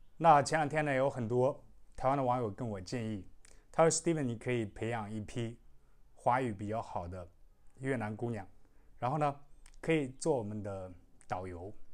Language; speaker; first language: Chinese; native; Chinese